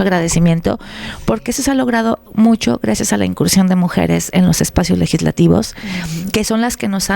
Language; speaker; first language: Spanish; native; Spanish